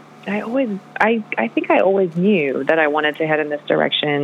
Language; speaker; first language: English; non-native, local second language; Polish